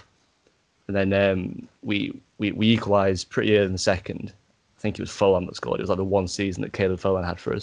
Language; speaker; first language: English; native; English